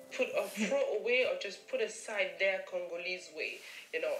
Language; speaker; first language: English; early bilingual, other home language; German